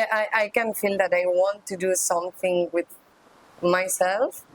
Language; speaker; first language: English; non-native, learner; Spanish